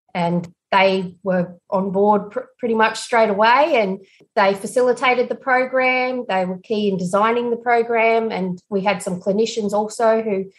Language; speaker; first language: English; native; English